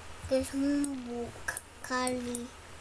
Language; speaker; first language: Spanish; native; Spanish